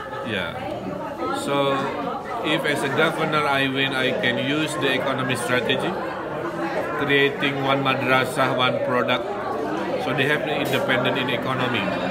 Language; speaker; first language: English; non-native, fluent; Sundanese